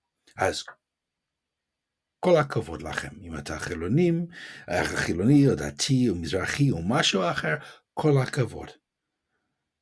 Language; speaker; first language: Hebrew; non-native, fluent; English